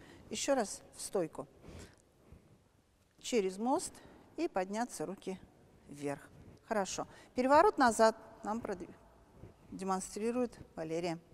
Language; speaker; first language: Russian; native; Russian